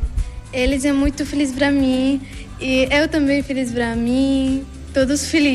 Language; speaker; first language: Portuguese; non-native, learner; Arabic